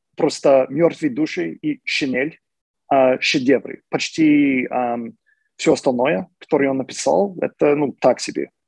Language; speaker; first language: Russian; non-native, fluent; English